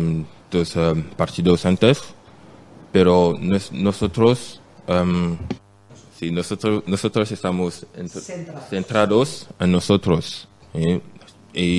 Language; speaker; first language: Spanish; non-native, learner; French